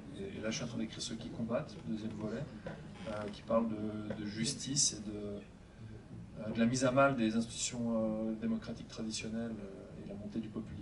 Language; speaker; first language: French; native; French